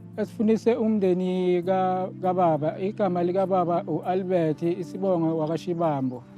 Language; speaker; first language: Zulu; native; Zulu